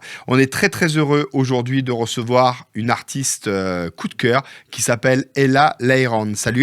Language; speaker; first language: French; native; French